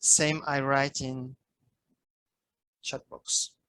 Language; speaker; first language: English; non-native, learner; French